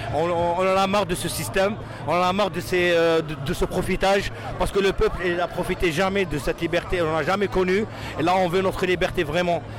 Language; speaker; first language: French; non-native, local second language; Arabic